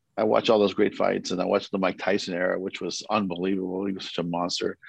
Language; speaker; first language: English; early bilingual, other home language; Korean